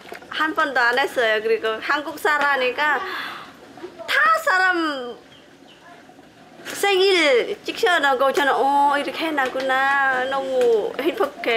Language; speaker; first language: Korean; non-native, learner; Khmer